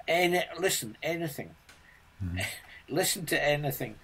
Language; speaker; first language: English; native; English